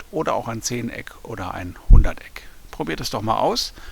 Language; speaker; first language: German; native; German